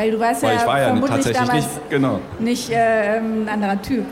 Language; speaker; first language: German; native; German